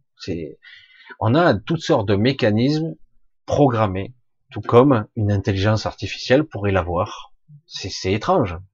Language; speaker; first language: French; native; French